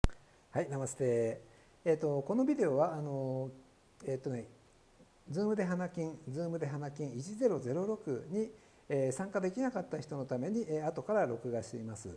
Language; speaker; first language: Japanese; native; Japanese